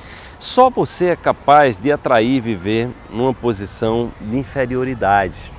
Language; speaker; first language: Portuguese; native; Portuguese